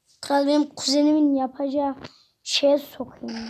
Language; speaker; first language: Turkish; native; Turkish